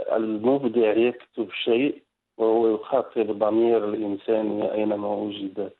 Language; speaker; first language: Arabic; non-native, local second language; Riffian